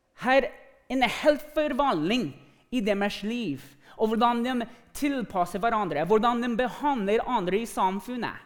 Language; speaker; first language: Norwegian; non-native, fluent; English